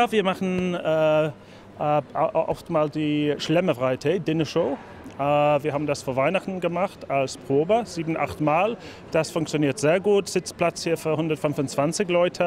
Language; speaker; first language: German; non-native, fluent; English